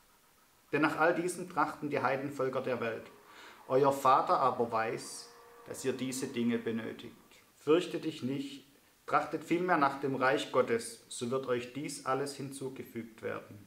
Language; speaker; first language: German; native; German